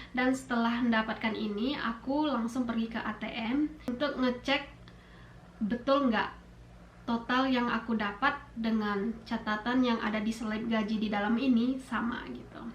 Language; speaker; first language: Indonesian; native; Indonesian